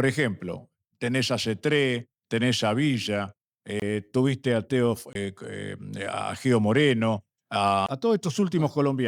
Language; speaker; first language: Spanish; native; Spanish